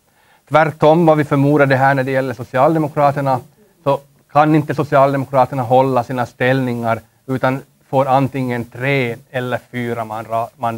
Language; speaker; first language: Swedish; native; Swedish